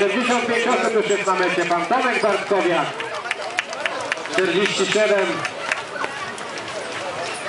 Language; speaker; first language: Polish; native; Polish